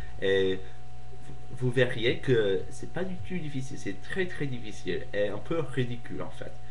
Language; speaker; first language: French; non-native, fluent; English